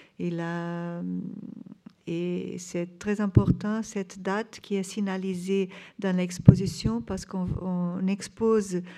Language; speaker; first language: French; non-native, fluent; Portuguese